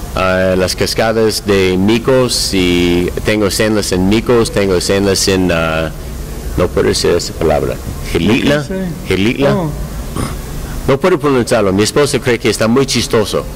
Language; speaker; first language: Spanish; non-native, learner; English